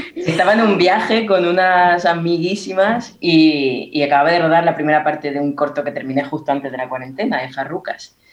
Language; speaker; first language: Spanish; native; Spanish